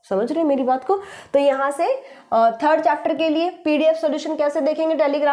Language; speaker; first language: Hindi; native; Hindi